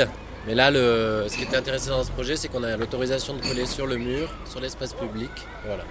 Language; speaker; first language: French; native; French